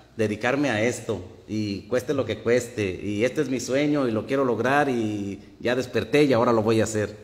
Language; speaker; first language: Spanish; native; Spanish